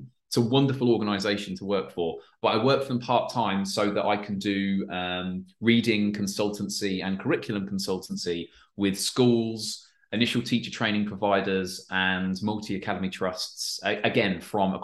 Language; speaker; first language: English; native; English